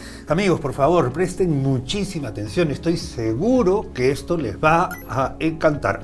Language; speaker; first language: Spanish; native; Spanish